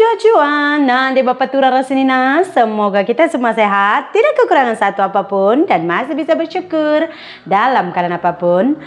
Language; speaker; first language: Indonesian; native; Indonesian